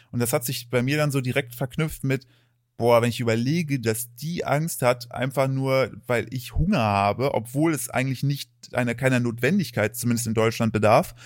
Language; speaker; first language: German; native; German